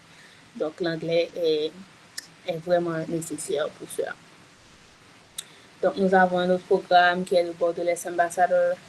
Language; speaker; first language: French; non-native, local second language; Haitian Creole